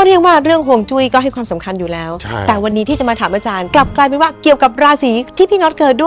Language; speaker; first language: Thai; native; Thai